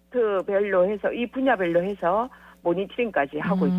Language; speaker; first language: Korean; native; Korean